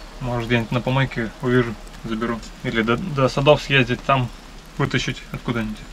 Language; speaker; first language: Russian; native; Russian